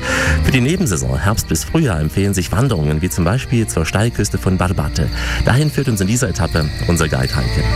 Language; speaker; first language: German; native; German